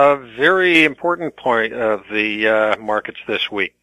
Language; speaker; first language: English; native; English